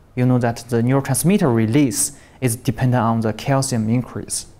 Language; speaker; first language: English; non-native, learner; Chinese